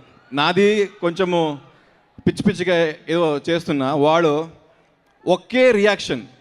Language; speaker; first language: Telugu; non-native, learner; Kannada